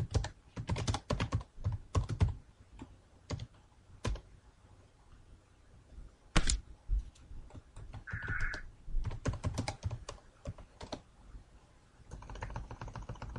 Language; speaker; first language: English; non-native, fluent; French